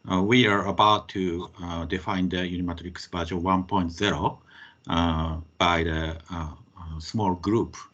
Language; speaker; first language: English; non-native, fluent; Japanese